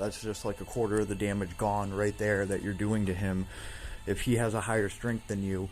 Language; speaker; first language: English; native; English